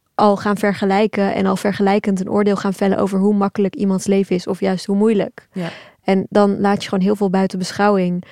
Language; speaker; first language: Dutch; early bilingual, other home language; Turkish